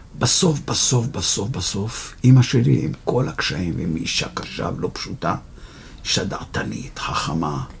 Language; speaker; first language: Hebrew; native; Hebrew